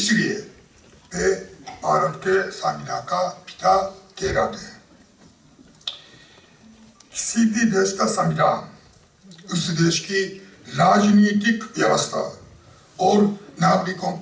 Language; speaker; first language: Hindi; non-native, fluent; Japanese